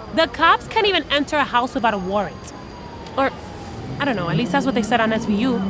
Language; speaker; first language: English; native; English